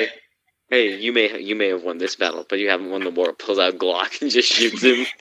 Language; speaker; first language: English; native; English